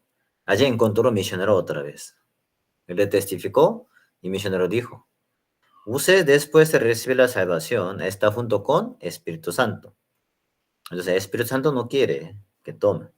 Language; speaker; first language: Spanish; non-native, learner; Korean